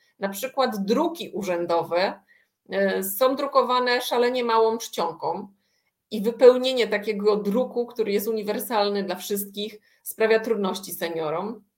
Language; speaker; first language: Polish; native; Polish